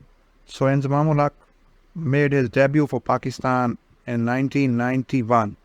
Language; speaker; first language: English; non-native, local second language; Urdu